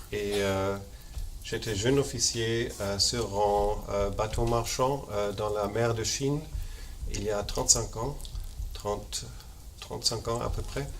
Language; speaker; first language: French; non-native, fluent; German